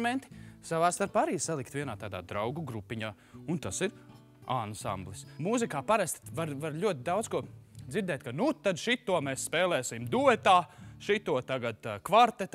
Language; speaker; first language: Latvian; native; Latvian